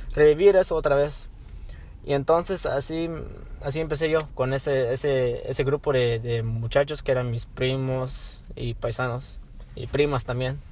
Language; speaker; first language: Spanish; early bilingual, heritage; Spanish